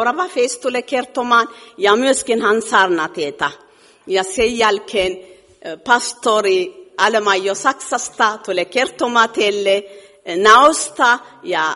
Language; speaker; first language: Finnish; non-native, fluent; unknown